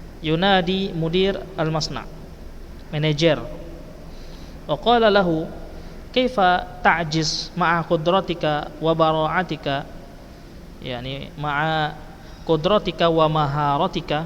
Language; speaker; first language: Arabic; non-native, fluent; Indonesian